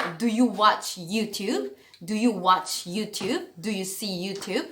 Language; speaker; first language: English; non-native, fluent; Korean